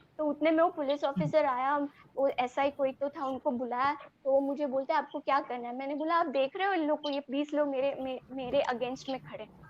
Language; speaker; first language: Hindi; non-native, local second language; Telugu